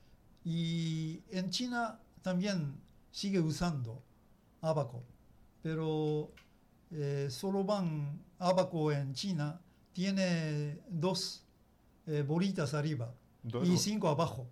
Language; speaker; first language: Spanish; non-native, learner; Japanese